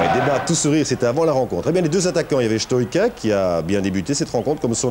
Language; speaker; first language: French; native; French